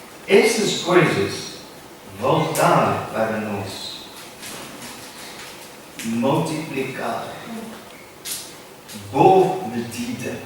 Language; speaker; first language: Portuguese; non-native, learner; English